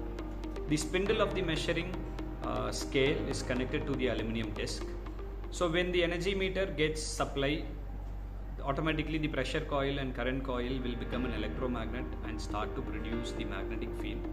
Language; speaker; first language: English; non-native, local second language; Tamil